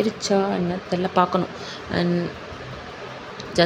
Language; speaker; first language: Tamil; native; Tamil